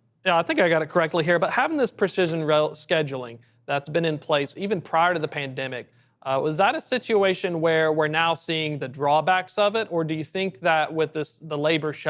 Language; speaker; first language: English; native; English